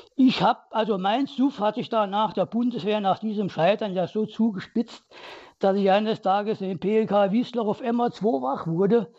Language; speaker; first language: German; native; German